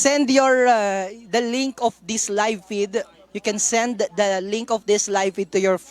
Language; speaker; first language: English; non-native, local second language; Filipino